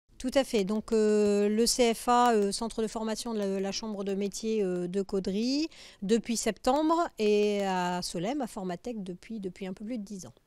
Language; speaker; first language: French; native; French